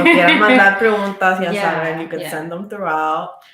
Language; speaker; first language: Spanish; early bilingual, heritage; Spanish